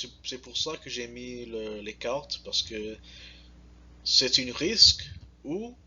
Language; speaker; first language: French; non-native, learner; English